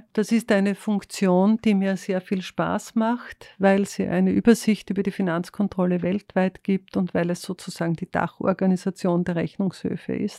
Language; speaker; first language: German; native; German